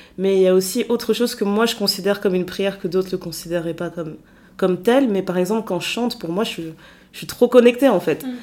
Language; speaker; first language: French; early bilingual, other home language; Lingala